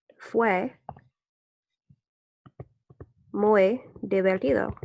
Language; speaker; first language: Spanish; non-native, fluent; English